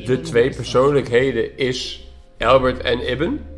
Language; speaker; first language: Dutch; native; Dutch